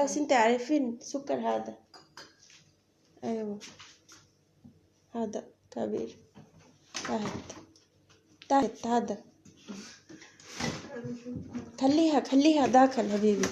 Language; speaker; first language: Arabic; non-native, learner; Bangla